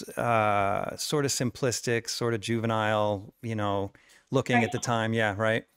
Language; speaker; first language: English; native; English